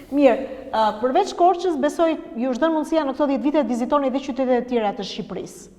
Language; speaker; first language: Albanian; native; Albanian